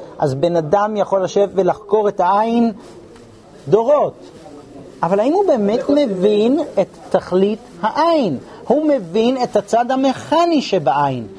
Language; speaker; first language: Hebrew; non-native, fluent; English